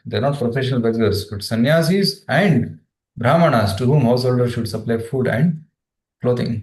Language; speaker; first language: English; non-native, local second language; Kannada